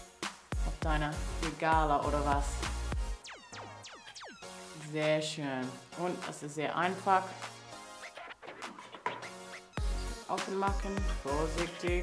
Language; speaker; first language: German; non-native, learner; English